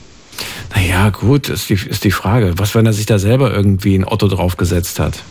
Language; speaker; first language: German; native; German